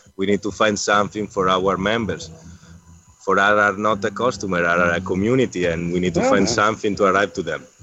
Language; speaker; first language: English; non-native, fluent; Italian